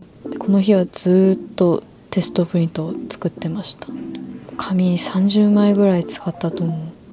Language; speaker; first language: Japanese; early bilingual, other home language; English